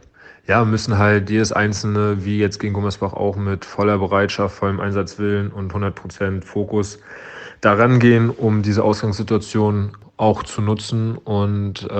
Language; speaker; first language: German; native; German